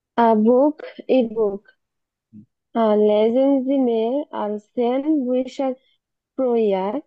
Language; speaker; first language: German; non-native, learner; Bangla